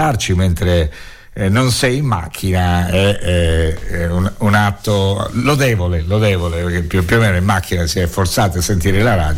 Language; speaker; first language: Italian; native; Italian